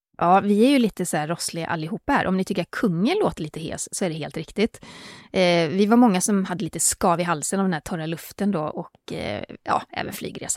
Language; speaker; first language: Swedish; native; Swedish